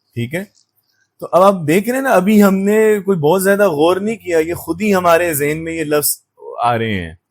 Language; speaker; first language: Urdu; native; Urdu